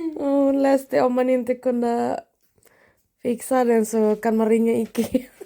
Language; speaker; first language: Swedish; non-native, learner; Indonesian